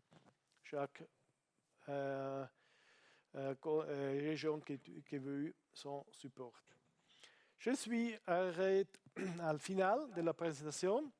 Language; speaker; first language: French; non-native, learner; Italian